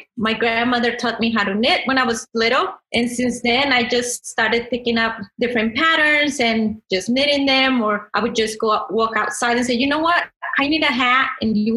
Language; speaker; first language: English; non-native, fluent; Spanish